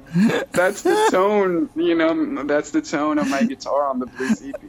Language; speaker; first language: English; non-native, fluent; French